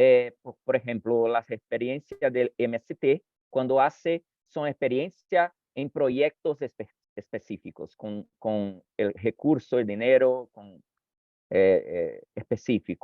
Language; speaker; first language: Spanish; non-native, fluent; Portuguese